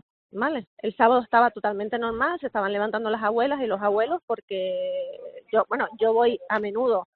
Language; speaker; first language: Spanish; native; Spanish